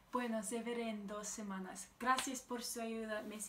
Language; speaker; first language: Spanish; non-native, learner; English